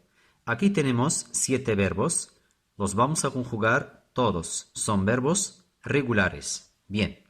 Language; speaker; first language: Spanish; non-native, fluent; Arabic